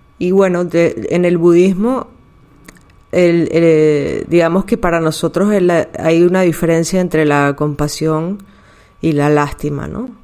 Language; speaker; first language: Spanish; native; Spanish